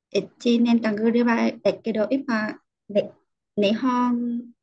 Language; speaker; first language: Japanese; non-native, learner; Vietnamese